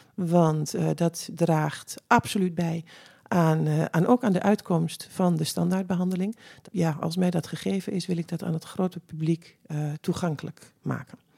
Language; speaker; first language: Dutch; native; Dutch